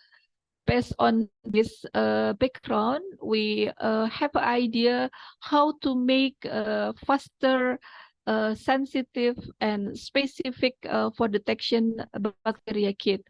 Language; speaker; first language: English; non-native, fluent; Indonesian